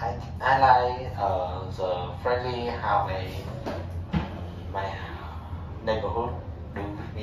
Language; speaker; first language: English; non-native, learner; Vietnamese